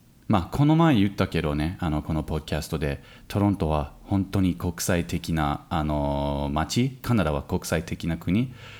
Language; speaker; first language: Japanese; non-native, fluent; English